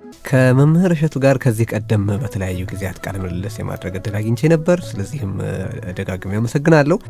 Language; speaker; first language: Amharic; native; Amharic